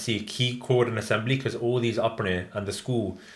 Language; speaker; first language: English; native; English